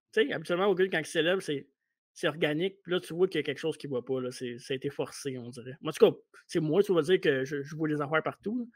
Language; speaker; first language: French; native; French